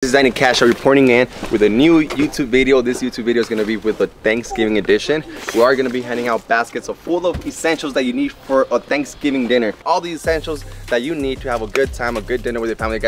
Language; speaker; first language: English; native; English